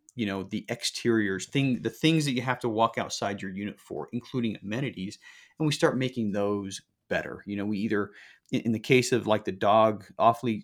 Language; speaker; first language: English; native; English